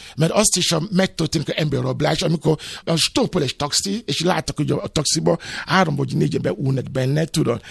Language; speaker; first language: Hungarian; non-native, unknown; Yoruba